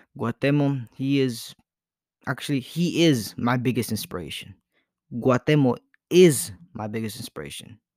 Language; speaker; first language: English; early bilingual, other home language; Spanish